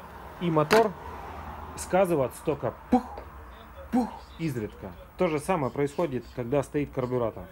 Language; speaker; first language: Russian; native; Russian